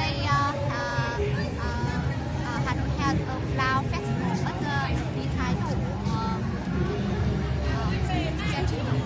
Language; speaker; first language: English; non-native, learner; Vietnamese